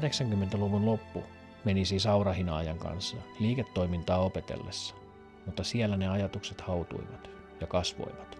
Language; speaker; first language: Finnish; native; Finnish